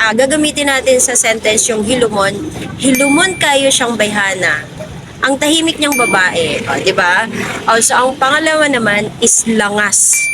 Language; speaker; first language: Filipino; non-native, local second language; Cebuano